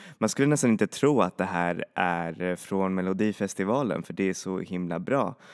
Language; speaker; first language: Swedish; native; Swedish